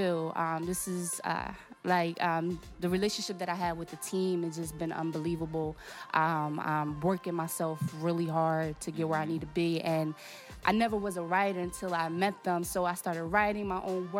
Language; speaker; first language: English; non-native, fluent; Portuguese